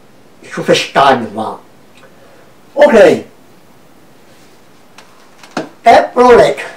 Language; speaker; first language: German; non-native, learner; Romanian